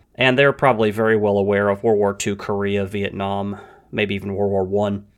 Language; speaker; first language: English; native; English